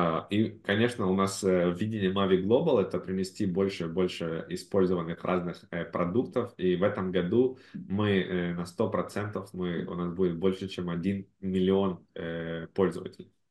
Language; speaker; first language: Russian; native; Russian